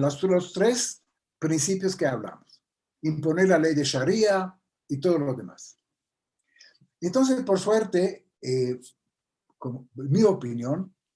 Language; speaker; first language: Spanish; non-native, fluent; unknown